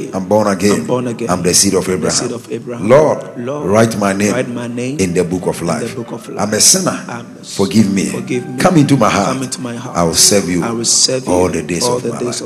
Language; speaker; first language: English; non-native, local second language; Akan